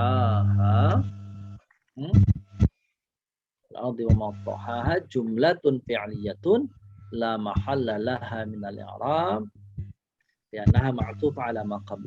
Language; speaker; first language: Arabic; non-native, fluent; Indonesian